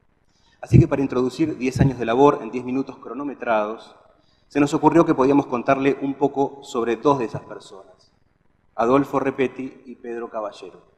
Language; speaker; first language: Spanish; native; Spanish